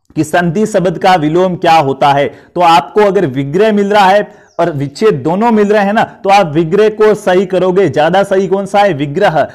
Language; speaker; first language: Hindi; native; Hindi